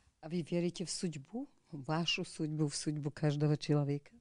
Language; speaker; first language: Russian; non-native, learner; Slovak